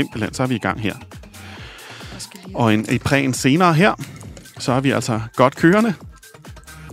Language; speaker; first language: Danish; native; Danish